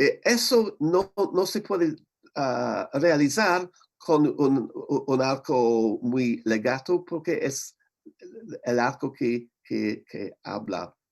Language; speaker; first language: Spanish; non-native, learner; English